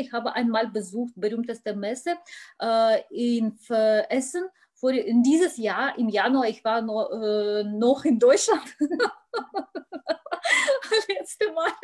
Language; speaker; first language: German; non-native, learner; Russian